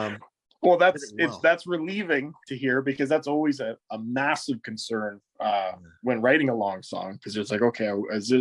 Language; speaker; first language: English; native; English